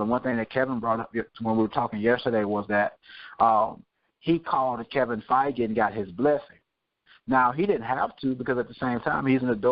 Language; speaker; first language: English; native; English